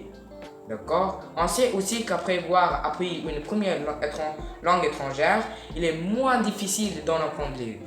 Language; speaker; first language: French; non-native, learner; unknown